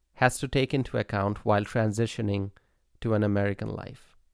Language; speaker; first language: English; non-native, local second language; Bangla